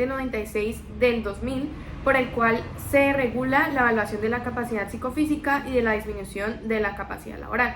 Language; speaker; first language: Spanish; native; Spanish